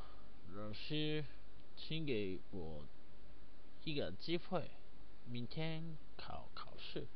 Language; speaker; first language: Chinese; non-native, learner; Japanese